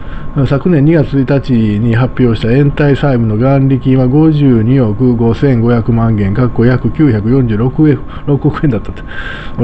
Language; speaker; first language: Japanese; native; Japanese